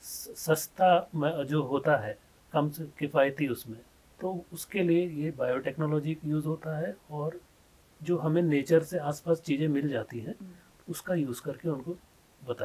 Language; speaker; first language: Hindi; native; Hindi